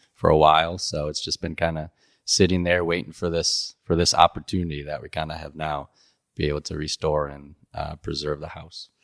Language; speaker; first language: English; native; English